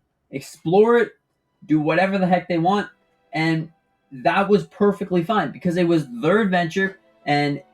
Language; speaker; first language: English; native; English